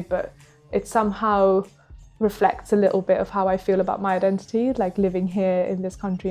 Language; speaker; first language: English; non-native, local second language; Hindi